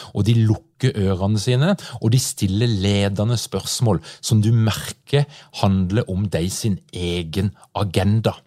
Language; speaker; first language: Norwegian; native; Norwegian